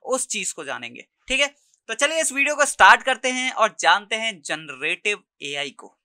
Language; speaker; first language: Hindi; native; Hindi